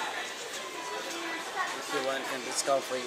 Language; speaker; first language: English; non-native, learner; Thai